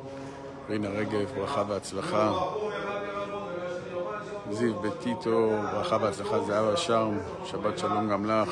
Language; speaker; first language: Hebrew; native; Hebrew